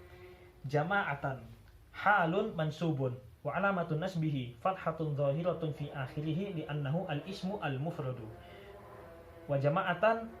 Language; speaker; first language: Arabic; non-native, learner; Javanese